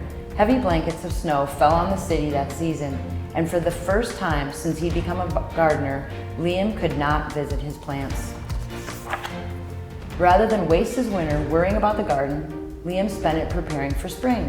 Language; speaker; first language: English; native; English